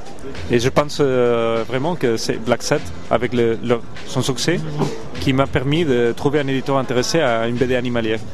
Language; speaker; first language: French; non-native, fluent; Spanish